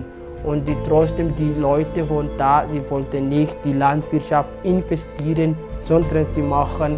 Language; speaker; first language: German; non-native, fluent; Somali